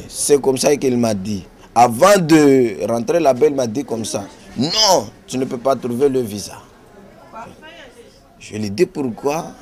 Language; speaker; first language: French; non-native, learner; Comorian